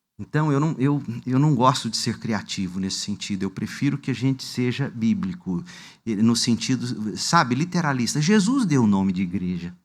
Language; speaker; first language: Portuguese; native; Portuguese